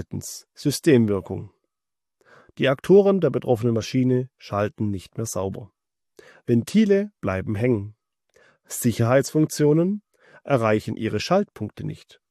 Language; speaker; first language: German; native; German